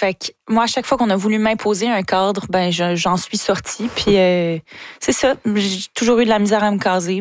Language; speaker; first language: French; native; French